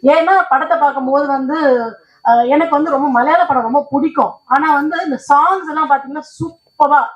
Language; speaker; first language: Tamil; non-native, local second language; Telugu